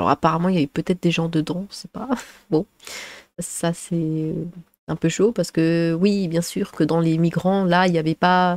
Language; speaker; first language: French; native; French